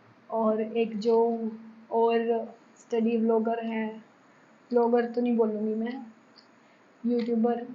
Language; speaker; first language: Hindi; native; Hindi